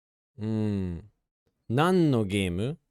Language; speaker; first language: Japanese; non-native, fluent; English